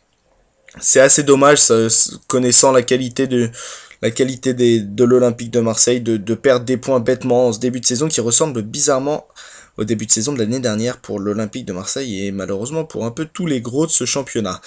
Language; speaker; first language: French; native; French